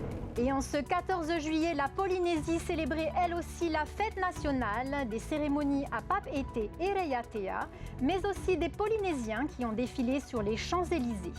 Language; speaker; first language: French; native; French